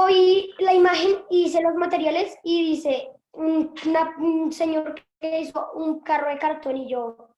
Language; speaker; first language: Spanish; native; Spanish